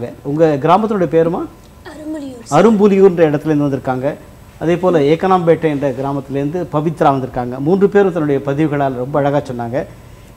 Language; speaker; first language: Tamil; native; Tamil